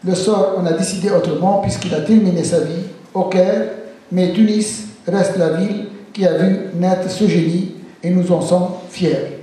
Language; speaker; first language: French; non-native, local second language; Arabic